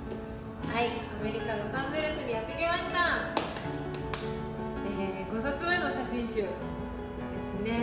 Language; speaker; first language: Japanese; native; Japanese